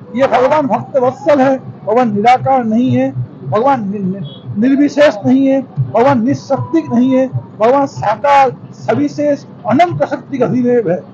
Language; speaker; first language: Hindi; non-native, local second language; Punjabi